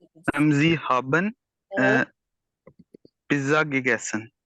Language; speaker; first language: German; non-native, learner; Urdu